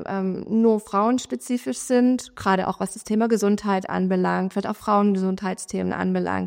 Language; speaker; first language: German; native; German